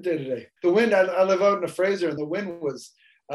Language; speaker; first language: English; native; English